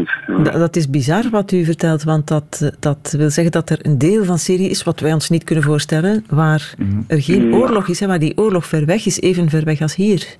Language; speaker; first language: Dutch; native; Dutch